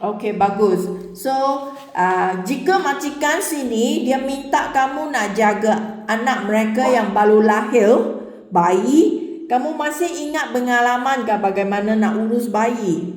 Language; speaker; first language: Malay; non-native, local second language; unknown